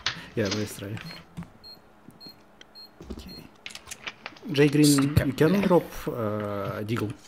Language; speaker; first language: English; non-native, learner; Russian